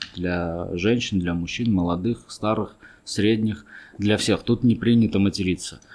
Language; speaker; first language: Russian; early bilingual, other home language; Armenian